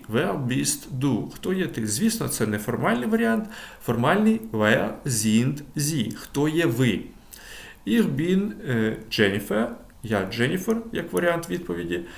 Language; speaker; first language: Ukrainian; native; Ukrainian